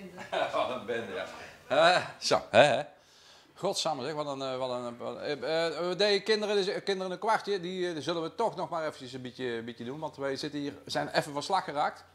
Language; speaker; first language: Dutch; native; Dutch